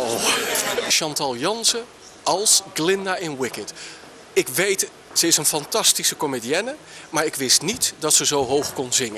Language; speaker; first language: Dutch; native; Dutch